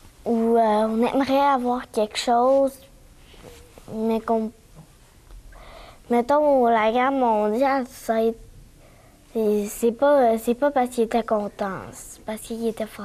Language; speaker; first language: French; native; French